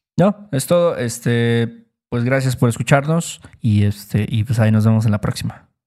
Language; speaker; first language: Spanish; native; Spanish